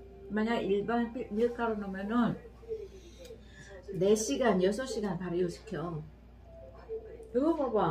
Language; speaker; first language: Korean; non-native, learner; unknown